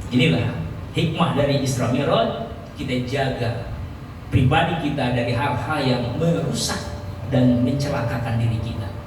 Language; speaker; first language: Indonesian; native; Indonesian